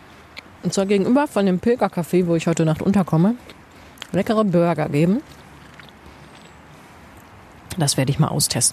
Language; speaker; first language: German; native; German